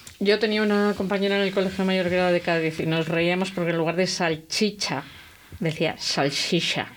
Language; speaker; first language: Spanish; native; Spanish